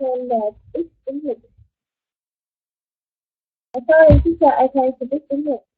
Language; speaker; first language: English; non-native, learner; Vietnamese